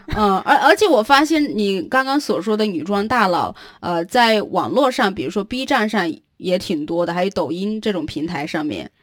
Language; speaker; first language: Chinese; native; Chinese